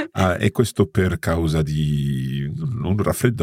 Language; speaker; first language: Italian; non-native, fluent; English